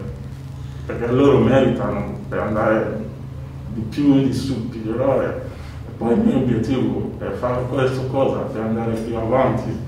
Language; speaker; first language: Italian; non-native, learner; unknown